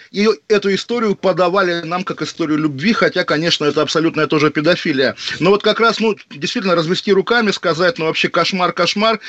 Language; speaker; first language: Russian; native; Russian